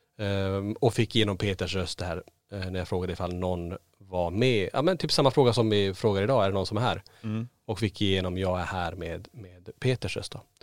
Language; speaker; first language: Swedish; native; Swedish